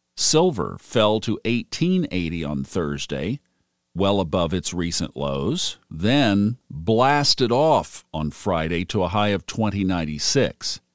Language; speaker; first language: English; native; English